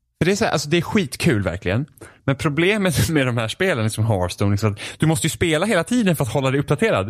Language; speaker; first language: Swedish; native; Swedish